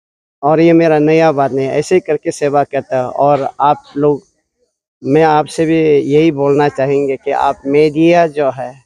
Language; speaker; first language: Hindi; non-native, local second language; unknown